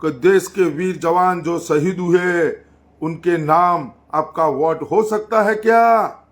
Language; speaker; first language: Hindi; non-native, local second language; Gujarati